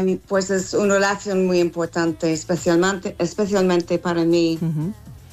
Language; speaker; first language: Spanish; non-native, learner; English